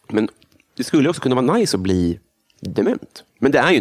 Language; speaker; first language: Swedish; native; Swedish